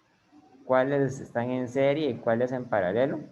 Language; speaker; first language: Spanish; native; Spanish